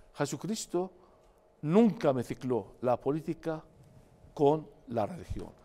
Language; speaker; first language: Spanish; non-native, fluent; Arabic